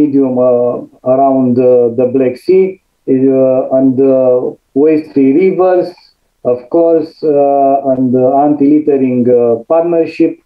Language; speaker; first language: English; non-native, fluent; Romanian